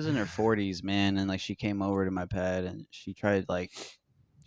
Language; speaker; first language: English; native; English